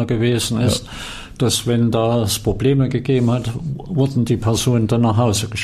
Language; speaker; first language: German; native; German